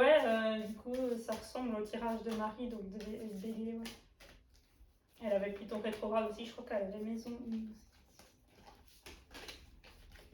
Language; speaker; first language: French; native; French